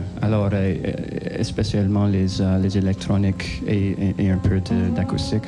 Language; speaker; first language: French; non-native, local second language; English